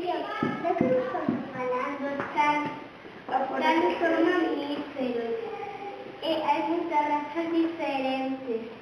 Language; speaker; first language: Spanish; non-native, local second language; Galician